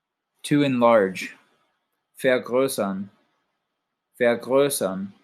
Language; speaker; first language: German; non-native, fluent; English